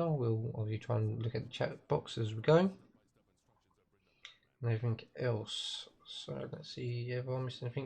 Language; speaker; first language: English; native; English